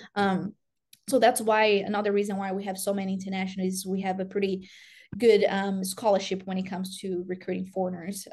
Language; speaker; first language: English; non-native, fluent; Portuguese